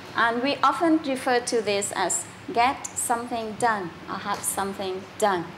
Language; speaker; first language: English; non-native, fluent; Vietnamese